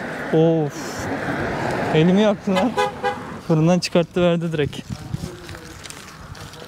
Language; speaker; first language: Turkish; native; Turkish